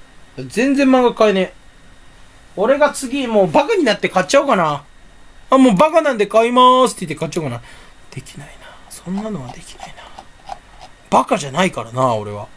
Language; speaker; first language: Japanese; native; Japanese